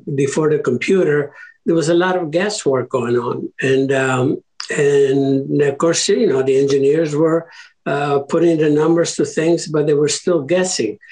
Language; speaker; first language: English; early bilingual, other home language; Italian